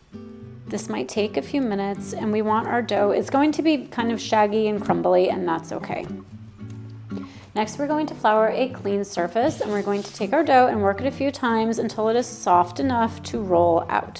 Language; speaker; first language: English; native; English